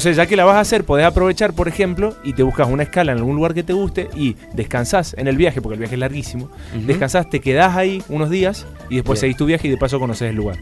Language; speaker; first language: Spanish; native; Spanish